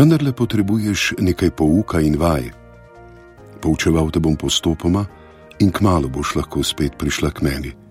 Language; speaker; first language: Slovenian; native; Slovenian